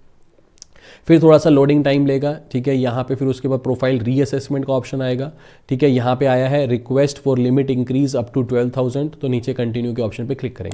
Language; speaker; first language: Hindi; native; Hindi